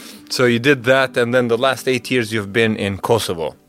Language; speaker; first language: English; non-native, fluent; Albanian